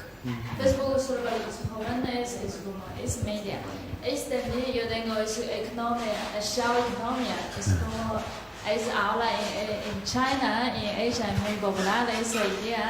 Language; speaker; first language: Spanish; non-native, learner; Chinese